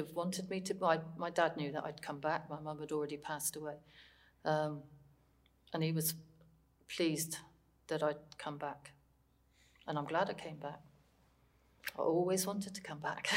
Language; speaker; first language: English; native; English